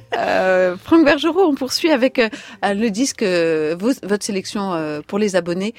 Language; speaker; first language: French; native; French